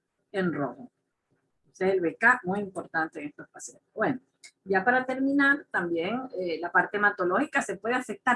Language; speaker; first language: Spanish; native; Spanish